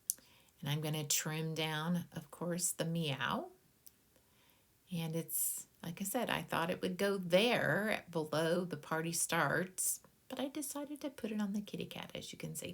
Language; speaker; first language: English; native; English